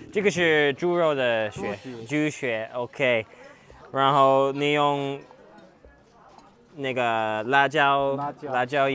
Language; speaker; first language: Chinese; non-native, learner; English